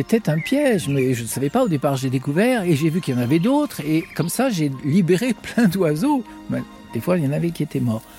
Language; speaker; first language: French; native; French